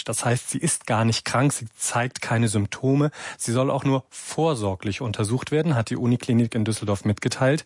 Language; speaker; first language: German; native; German